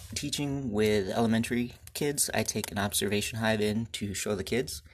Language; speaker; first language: English; native; English